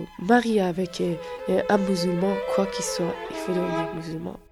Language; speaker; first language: French; non-native, fluent; Persian